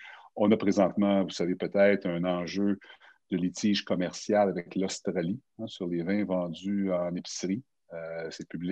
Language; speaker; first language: French; native; French